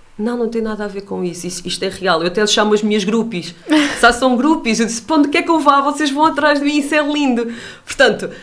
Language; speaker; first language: Portuguese; native; Portuguese